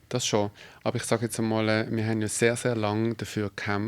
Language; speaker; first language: German; native; German